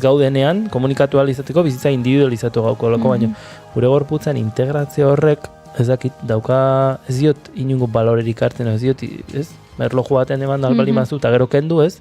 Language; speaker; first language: Basque; native; Basque